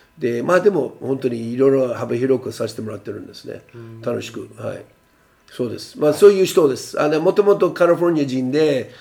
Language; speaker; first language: Japanese; non-native, fluent; English